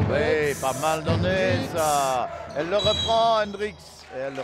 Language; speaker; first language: French; native; French